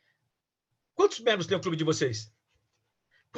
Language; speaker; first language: Portuguese; native; Portuguese